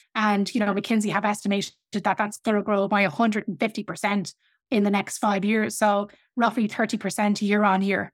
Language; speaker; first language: English; native; English